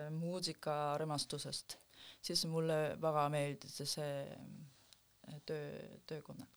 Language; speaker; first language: Estonian; non-native, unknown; Korean